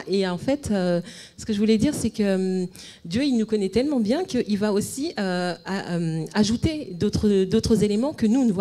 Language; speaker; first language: French; native; French